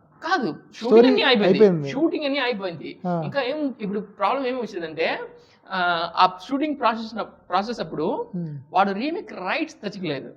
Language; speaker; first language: Telugu; non-native, learner; Tamil